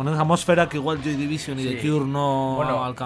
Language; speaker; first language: Spanish; native; Spanish